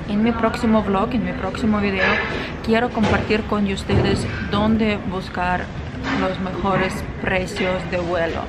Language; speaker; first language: Spanish; non-native, fluent; Ukrainian